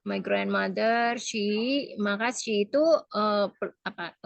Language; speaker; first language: English; non-native, fluent; Indonesian